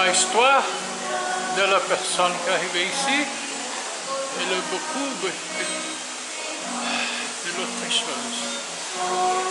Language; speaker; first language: French; non-native, learner; Portuguese